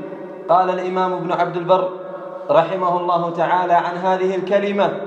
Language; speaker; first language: Arabic; native; Arabic